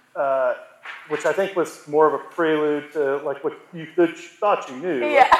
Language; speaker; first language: English; native; English